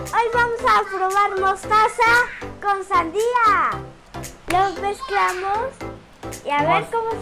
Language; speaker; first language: Spanish; native; Spanish